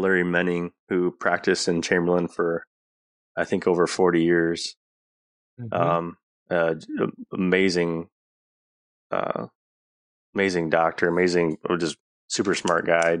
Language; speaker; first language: English; native; English